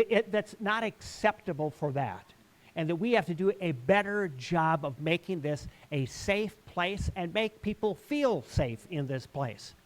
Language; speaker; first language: English; native; English